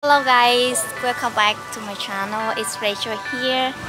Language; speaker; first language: English; non-native, fluent; Vietnamese